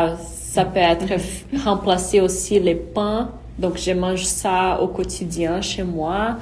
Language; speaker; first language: French; non-native, fluent; Portuguese